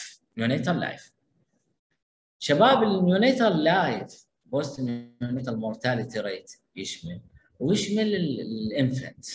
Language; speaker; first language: Arabic; native; Arabic